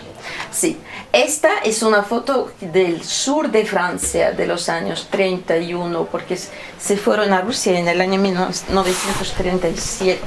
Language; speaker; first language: Spanish; non-native, fluent; Russian